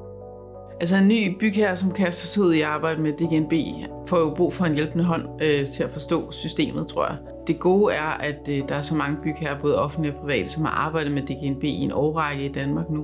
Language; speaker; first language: Danish; native; Danish